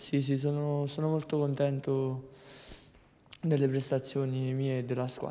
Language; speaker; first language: Italian; native; Italian